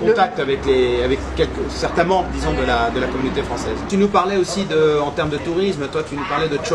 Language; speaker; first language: French; native; French